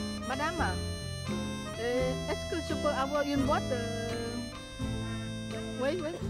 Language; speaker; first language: French; non-native, learner; Vietnamese